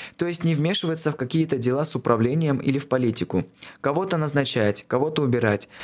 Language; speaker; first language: Russian; non-native, local second language; Armenian